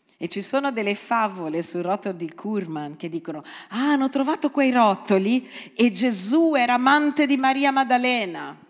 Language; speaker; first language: Italian; non-native, fluent; Portuguese